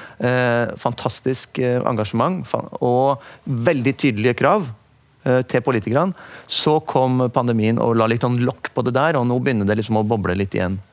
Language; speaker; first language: Norwegian; native; Norwegian